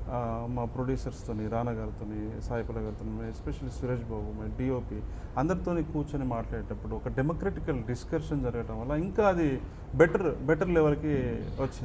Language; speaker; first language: Telugu; native; Telugu